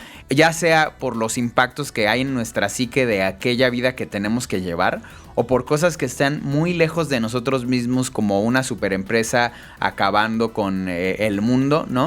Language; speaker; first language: Spanish; native; Spanish